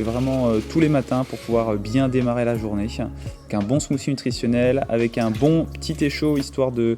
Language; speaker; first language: French; native; French